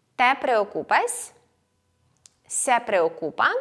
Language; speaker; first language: Spanish; non-native, fluent; Ukrainian